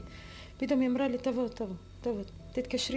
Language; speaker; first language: Hebrew; non-native, learner; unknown